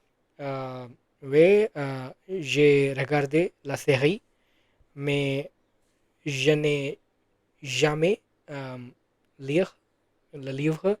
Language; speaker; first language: French; non-native, learner; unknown